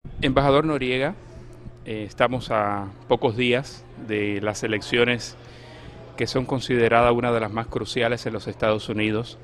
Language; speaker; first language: Spanish; native; Spanish